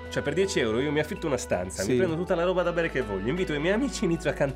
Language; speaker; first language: Italian; native; Italian